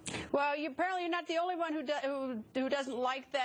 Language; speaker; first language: English; native; English